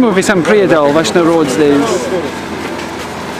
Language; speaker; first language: Russian; non-native, learner; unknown